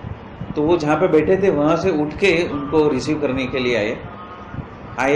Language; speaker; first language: Hindi; non-native, local second language; Gujarati